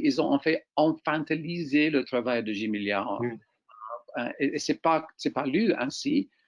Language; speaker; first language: French; non-native, fluent; English